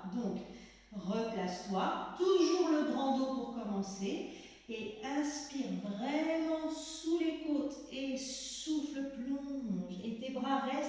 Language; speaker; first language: French; native; French